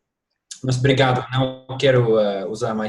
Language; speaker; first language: Portuguese; non-native, fluent; English